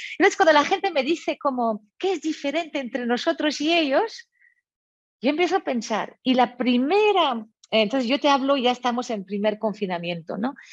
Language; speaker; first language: Spanish; non-native, fluent; French